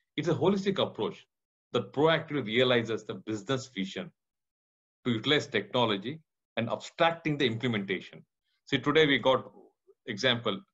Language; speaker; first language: English; non-native, local second language; Kannada